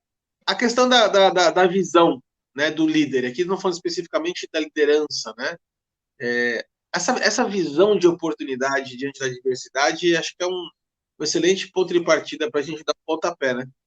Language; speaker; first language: Portuguese; native; Portuguese